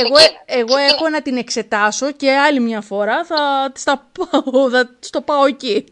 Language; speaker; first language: Greek; native; Greek